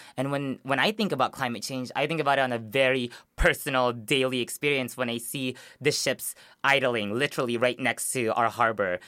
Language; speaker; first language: English; early bilingual, other home language; Filipino